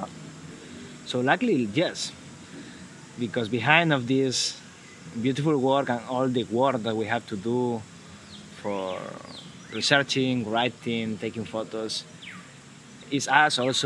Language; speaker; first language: English; non-native, fluent; Spanish